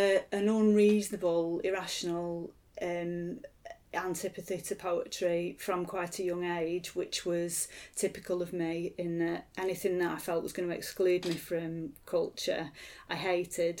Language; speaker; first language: English; native; English